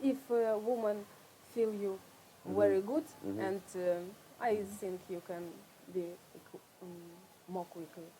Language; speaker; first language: English; non-native, learner; Russian